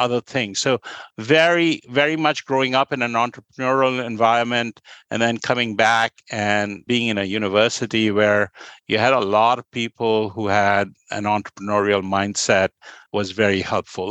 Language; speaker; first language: English; non-native, local second language; Bangla